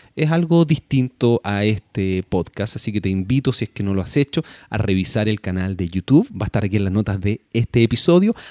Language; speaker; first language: Spanish; native; Spanish